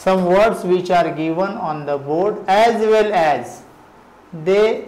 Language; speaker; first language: English; non-native, local second language; Marathi